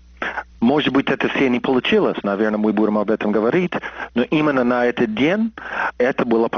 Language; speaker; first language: Russian; non-native, fluent; English